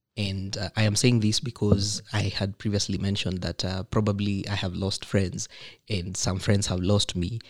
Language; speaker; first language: English; non-native, local second language; Kikuyu